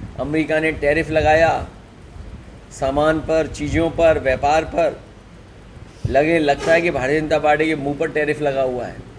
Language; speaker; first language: Hindi; native; Hindi